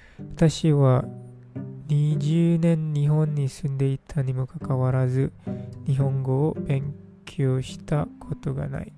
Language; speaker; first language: Japanese; non-native, learner; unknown